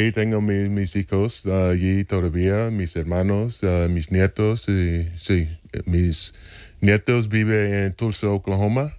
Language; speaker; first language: Spanish; non-native, fluent; English